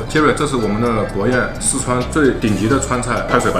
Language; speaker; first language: Chinese; native; Chinese